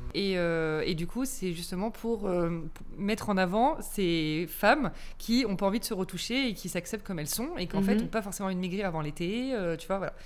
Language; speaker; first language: French; native; French